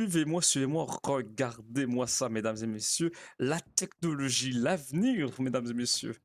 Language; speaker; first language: French; native; French